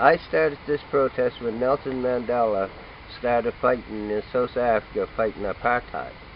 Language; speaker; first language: English; native; English